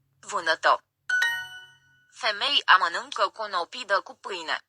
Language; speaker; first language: Romanian; non-native, learner; Ukrainian